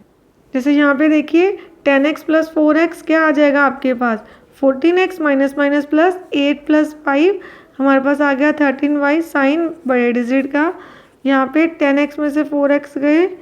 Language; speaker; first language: Hindi; native; Hindi